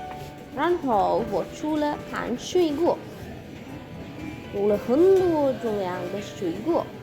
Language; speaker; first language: Chinese; non-native, learner; Sinhala